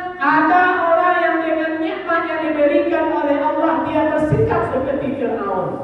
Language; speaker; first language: Indonesian; non-native, local second language; Minangkabau